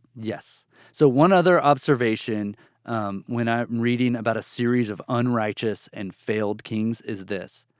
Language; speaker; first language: English; native; English